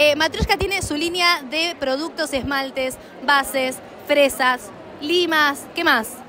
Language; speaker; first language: Spanish; native; Spanish